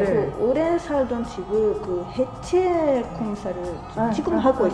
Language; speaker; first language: Korean; non-native, fluent; Japanese